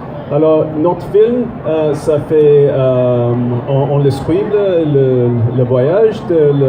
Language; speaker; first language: French; non-native, learner; English